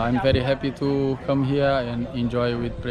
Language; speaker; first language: English; non-native, learner; Thai